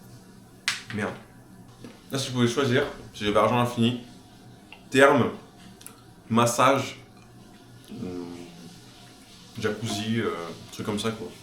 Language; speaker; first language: French; native; French